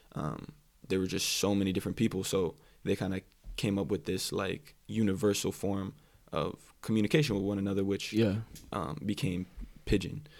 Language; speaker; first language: English; native; English